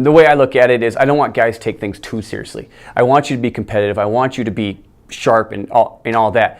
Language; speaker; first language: English; native; English